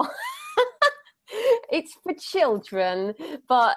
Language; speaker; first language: English; native; English